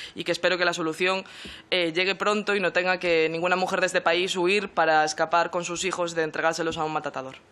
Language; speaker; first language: Spanish; native; Spanish